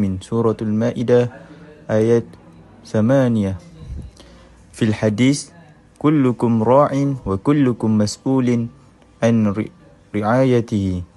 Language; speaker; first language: Arabic; non-native, learner; Malay